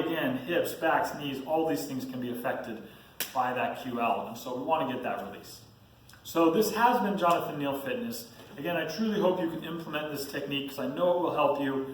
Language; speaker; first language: English; native; English